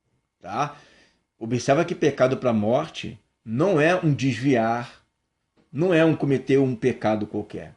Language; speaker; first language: Portuguese; native; Portuguese